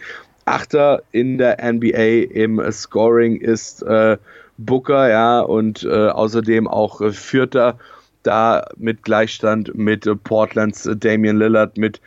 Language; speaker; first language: German; native; German